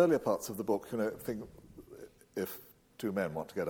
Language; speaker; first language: English; native; English